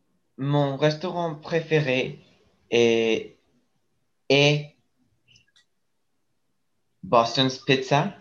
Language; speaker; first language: French; non-native, learner; Spanish